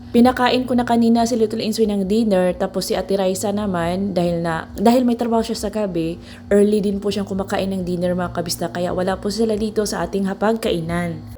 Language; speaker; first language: Filipino; non-native, local second language; Cebuano